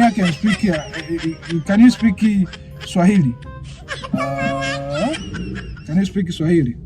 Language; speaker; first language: English; non-native, local second language; Swahili